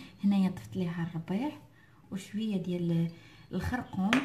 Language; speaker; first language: Arabic; native; Arabic